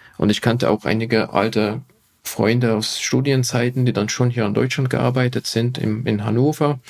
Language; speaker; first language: German; non-native, fluent; Hungarian